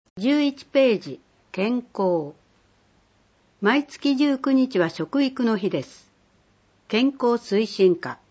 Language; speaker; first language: Japanese; native; Japanese